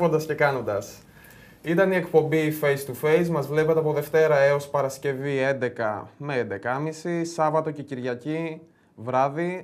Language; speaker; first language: Greek; native; Greek